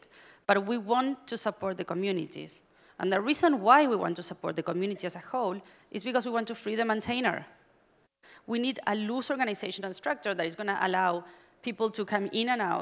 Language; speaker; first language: English; non-native, fluent; Spanish